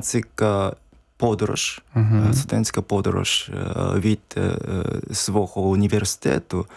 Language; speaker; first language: Ukrainian; non-native, fluent; Japanese